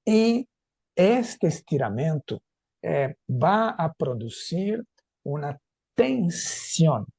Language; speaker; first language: Spanish; non-native, fluent; Portuguese